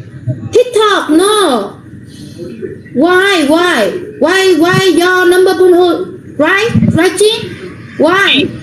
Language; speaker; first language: English; non-native, learner; Vietnamese